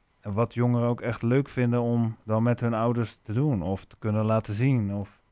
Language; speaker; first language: Dutch; native; Dutch